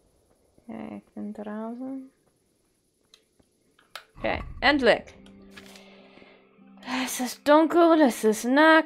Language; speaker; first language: German; non-native, learner; Dutch